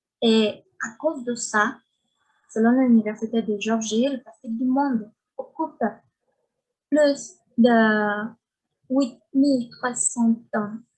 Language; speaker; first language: French; non-native, learner; Spanish